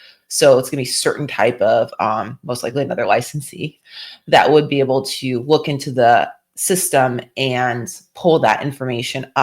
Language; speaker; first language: English; native; English